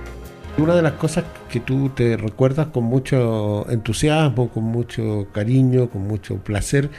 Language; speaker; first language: Spanish; native; Spanish